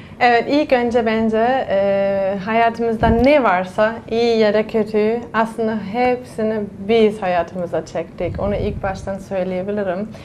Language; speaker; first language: Turkish; non-native, fluent; German